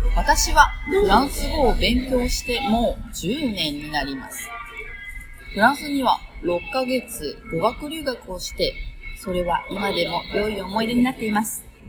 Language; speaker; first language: Japanese; native; Japanese